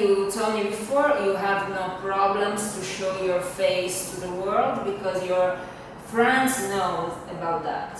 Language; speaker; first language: English; non-native, fluent; Italian